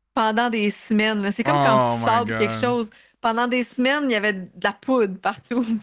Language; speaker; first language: French; native; French